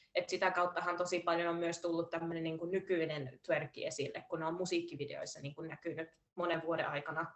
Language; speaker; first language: Finnish; early bilingual, heritage; Finnish